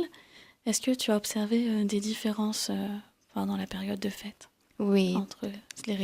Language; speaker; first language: French; native; French